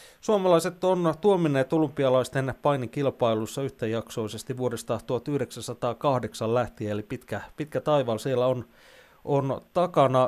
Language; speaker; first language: Finnish; native; Finnish